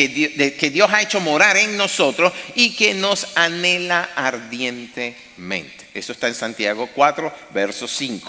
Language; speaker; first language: Spanish; native; Spanish